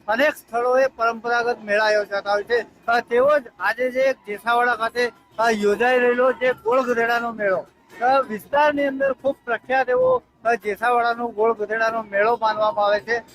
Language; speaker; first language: Gujarati; native; Gujarati